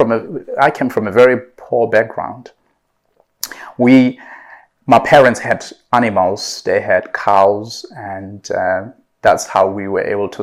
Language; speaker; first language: English; non-native, local second language; Southern Sotho